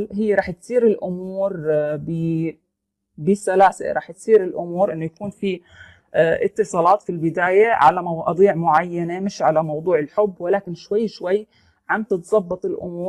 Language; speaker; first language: Arabic; native; Arabic